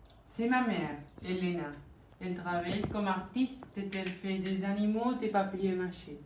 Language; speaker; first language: French; non-native, learner; Spanish